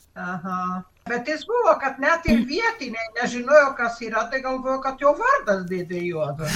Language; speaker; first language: Lithuanian; early bilingual, heritage; Lithuanian